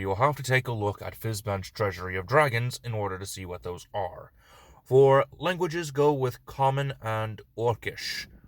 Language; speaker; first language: English; native; English